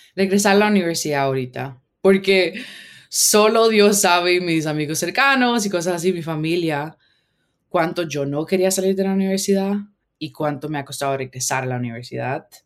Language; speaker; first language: Spanish; early bilingual, heritage; Spanish